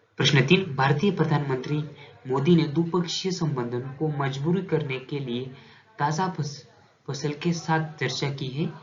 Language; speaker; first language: Hindi; non-native, local second language; Marathi